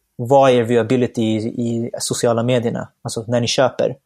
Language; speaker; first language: Swedish; early bilingual, other home language; Bangla